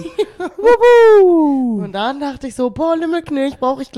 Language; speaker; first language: German; native; German